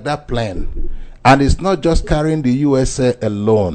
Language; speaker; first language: English; non-native, local second language; Igbo